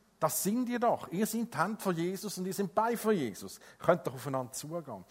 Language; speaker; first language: German; non-native, fluent; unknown